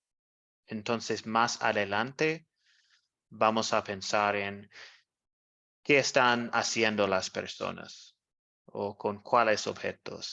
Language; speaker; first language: Spanish; non-native, fluent; English